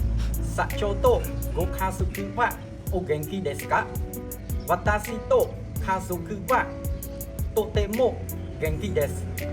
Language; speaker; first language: Japanese; non-native, learner; Khmer